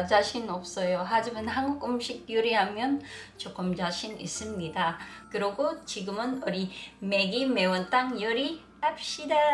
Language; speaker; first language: Korean; non-native, learner; Filipino